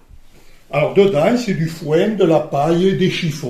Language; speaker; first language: French; native; French